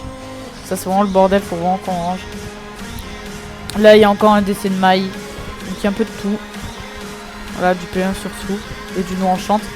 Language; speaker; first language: French; native; French